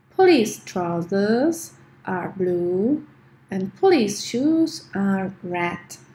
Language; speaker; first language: English; non-native, fluent; Czech